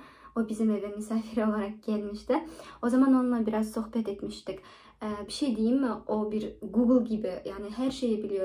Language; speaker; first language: Turkish; non-native, fluent; Kazakh